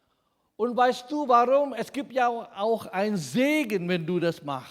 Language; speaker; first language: German; non-native, fluent; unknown